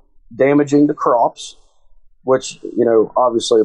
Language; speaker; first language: English; native; English